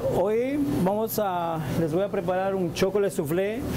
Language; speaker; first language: Spanish; native; Spanish